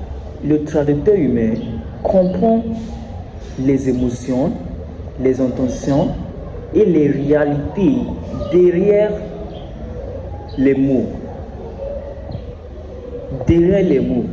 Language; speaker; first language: French; non-native, learner; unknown